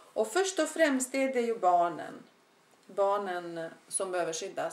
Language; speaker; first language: Swedish; non-native, fluent; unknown